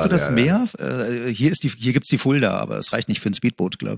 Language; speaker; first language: German; native; German